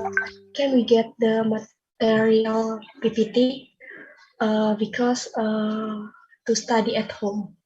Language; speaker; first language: English; non-native, learner; Indonesian